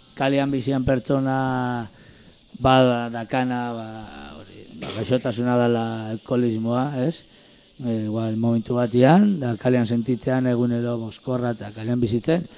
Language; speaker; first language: Basque; native; Basque